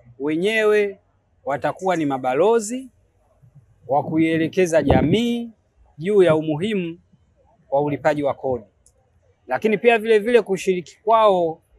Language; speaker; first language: Swahili; native; Swahili